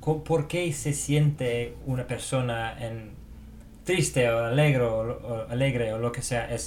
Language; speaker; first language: Spanish; non-native, fluent; English